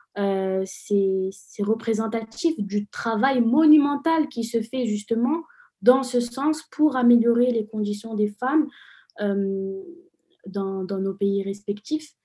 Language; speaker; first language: French; non-native, local second language; Arabic